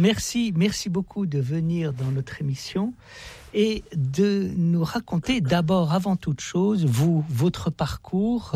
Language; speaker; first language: French; native; French